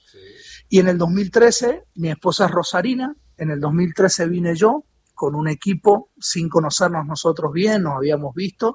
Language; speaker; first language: Spanish; native; Spanish